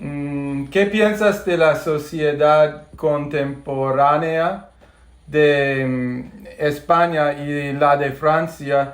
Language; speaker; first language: Spanish; non-native, fluent; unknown